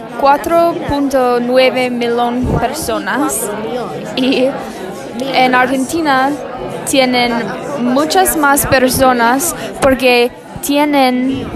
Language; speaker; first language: Spanish; non-native, learner; English